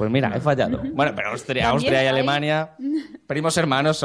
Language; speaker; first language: Spanish; native; Spanish